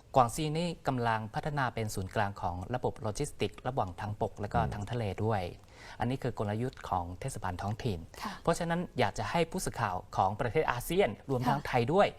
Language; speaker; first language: Thai; non-native, fluent; Chinese